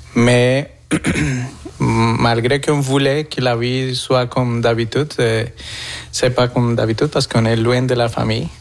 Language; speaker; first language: French; non-native, fluent; Spanish